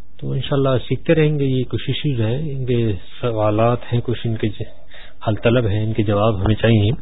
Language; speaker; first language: Urdu; non-native, local second language; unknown